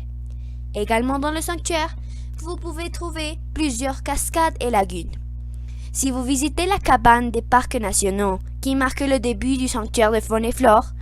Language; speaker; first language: French; non-native, learner; Spanish